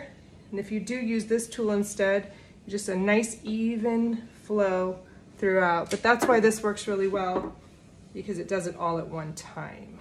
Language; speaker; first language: English; native; English